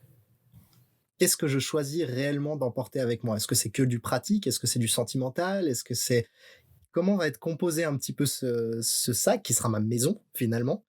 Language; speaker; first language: French; native; French